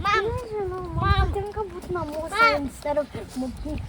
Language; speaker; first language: Lithuanian; early bilingual, heritage; Lithuanian